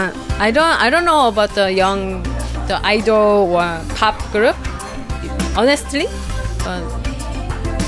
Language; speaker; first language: English; non-native, learner; Korean